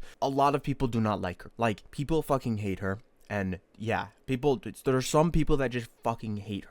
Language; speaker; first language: English; native; English